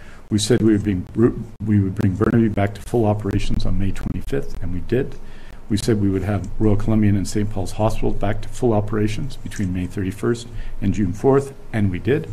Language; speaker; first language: English; native; English